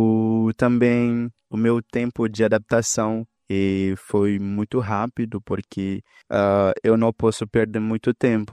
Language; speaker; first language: Portuguese; non-native, fluent; Haitian Creole